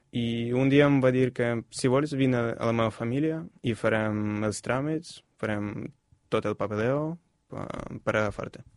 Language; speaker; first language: Catalan; non-native, fluent; Ukrainian